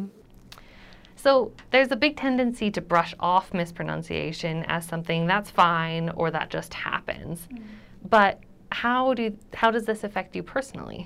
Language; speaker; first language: English; native; English